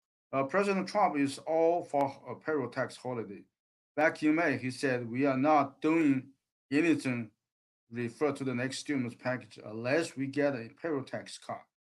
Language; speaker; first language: English; non-native, fluent; Chinese